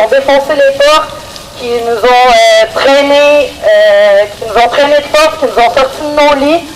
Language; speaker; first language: French; native; French